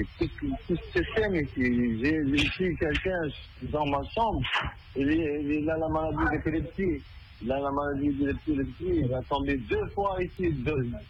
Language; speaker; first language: French; non-native, fluent; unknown